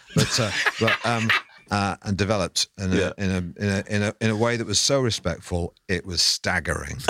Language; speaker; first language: English; native; English